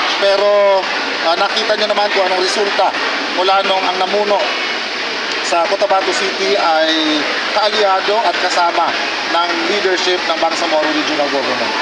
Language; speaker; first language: Filipino; non-native, local second language; Maguindanaon